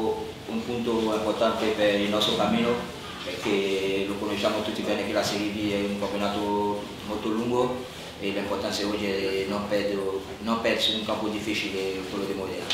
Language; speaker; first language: Italian; non-native, fluent; French